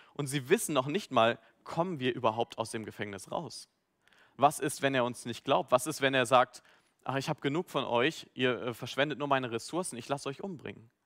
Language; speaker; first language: German; native; German